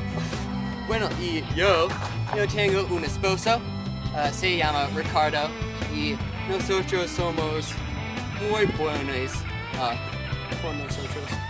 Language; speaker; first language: Spanish; non-native, learner; English